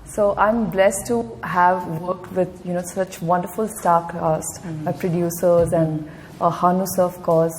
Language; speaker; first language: English; non-native, local second language; Marathi